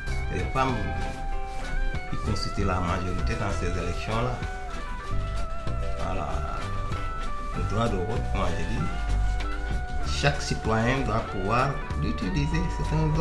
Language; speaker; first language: French; non-native, local second language; Wolof